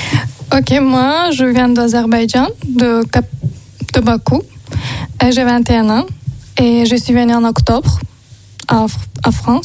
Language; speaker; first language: French; non-native, learner; Azerbaijani